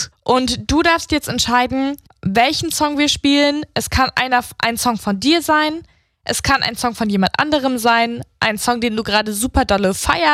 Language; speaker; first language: German; native; German